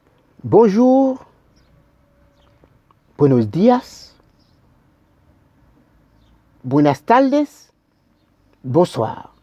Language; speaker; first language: Spanish; non-native, learner; Haitian Creole